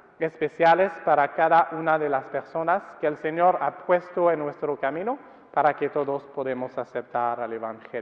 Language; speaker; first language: Spanish; non-native, fluent; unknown